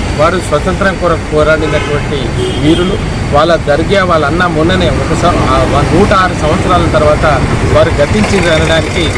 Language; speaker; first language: Telugu; non-native, local second language; Lambadi